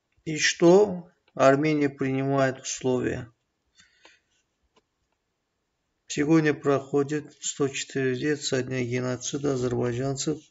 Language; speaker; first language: Russian; non-native, fluent; Azerbaijani